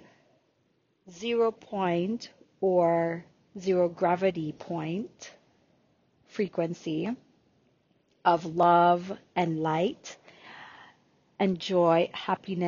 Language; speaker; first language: English; non-native, local second language; Jamaican Creole English